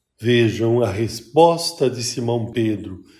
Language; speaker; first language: Portuguese; native; Portuguese